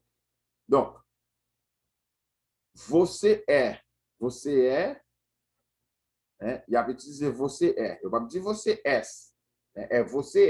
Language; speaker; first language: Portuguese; non-native, fluent; Haitian Creole